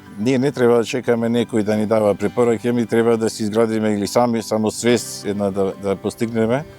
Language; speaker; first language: Macedonian; native; Macedonian